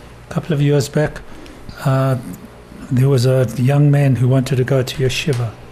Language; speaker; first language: English; native; English